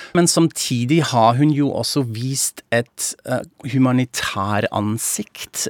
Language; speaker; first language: Norwegian; non-native, fluent; German